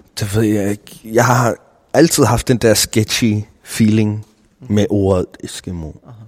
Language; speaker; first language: Danish; non-native, local second language; Kalaallisut